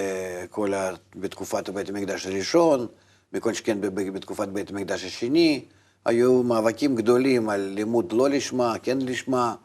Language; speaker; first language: Hebrew; non-native, fluent; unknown